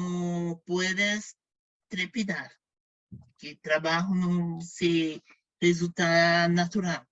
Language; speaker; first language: Spanish; non-native, fluent; Portuguese